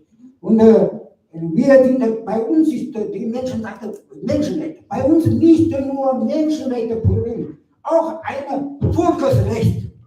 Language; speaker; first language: German; non-native, learner; Mongolian